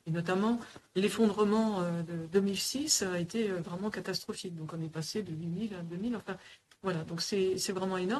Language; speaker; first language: French; native; French